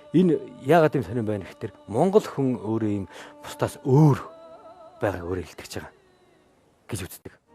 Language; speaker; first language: Mongolian; native; Mongolian